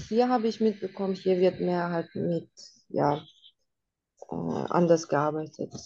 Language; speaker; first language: German; non-native, fluent; Russian